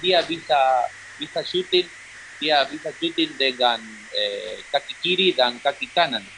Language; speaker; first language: Indonesian; non-native, learner; Spanish